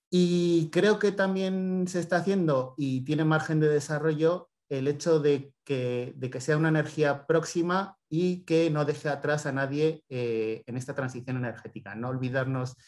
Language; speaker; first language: Spanish; native; Spanish